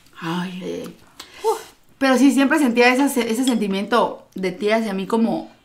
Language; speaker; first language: Spanish; native; Spanish